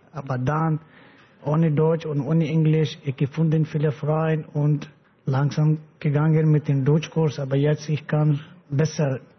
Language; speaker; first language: German; non-native, learner; Pashto